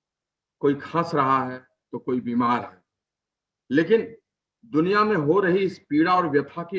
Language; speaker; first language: Hindi; native; Hindi